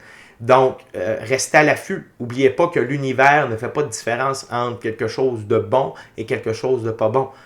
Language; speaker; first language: French; native; French